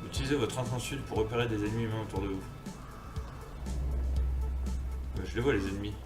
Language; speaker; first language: French; native; French